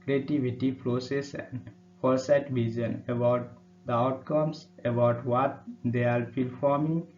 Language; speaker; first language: English; non-native, local second language; Nepali